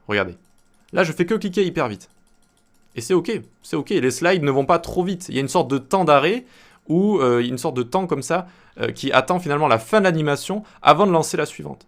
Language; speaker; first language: French; native; French